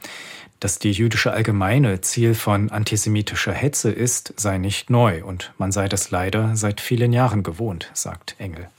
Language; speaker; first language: German; native; German